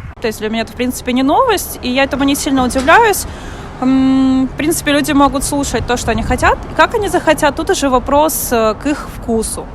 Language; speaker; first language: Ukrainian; non-native, local second language; Russian